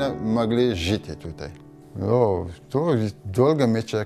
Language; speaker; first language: Polish; non-native, learner; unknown